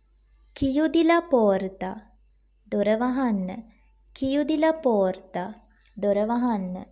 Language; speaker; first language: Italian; non-native, fluent; Sinhala